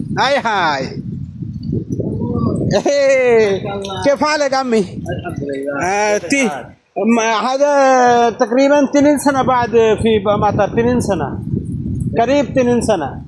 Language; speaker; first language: Arabic; non-native, learner; Bangla